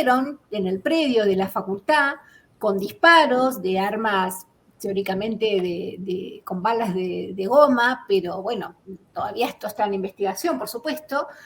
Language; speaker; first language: Spanish; native; Spanish